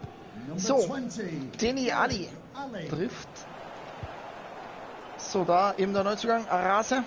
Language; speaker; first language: German; native; German